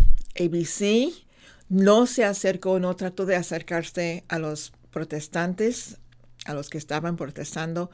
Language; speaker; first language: Spanish; non-native, fluent; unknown